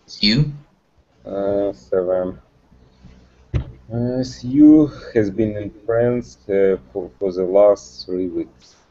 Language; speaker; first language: English; non-native, learner; Russian